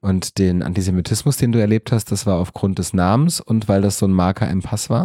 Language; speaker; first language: German; native; German